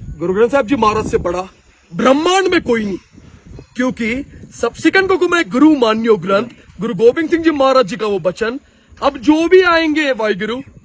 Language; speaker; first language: Hindi; non-native, local second language; Punjabi